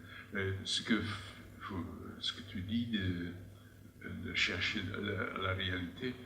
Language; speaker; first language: French; non-native, fluent; Dutch